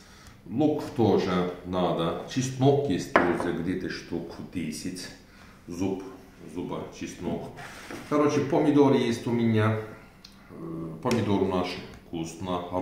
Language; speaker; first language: Russian; non-native, learner; Turkish